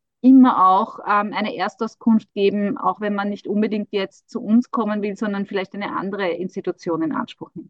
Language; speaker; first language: German; native; German